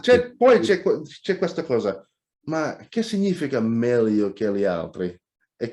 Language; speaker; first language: Italian; non-native, fluent; Indonesian